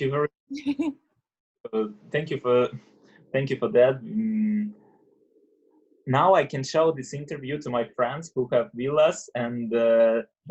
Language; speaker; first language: English; non-native, learner; Russian